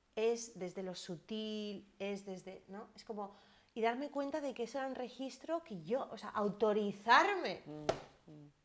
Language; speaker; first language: Spanish; native; Spanish